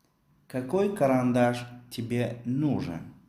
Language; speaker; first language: Russian; non-native, local second language; Tajik